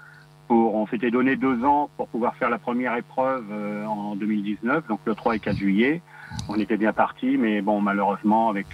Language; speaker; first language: French; native; French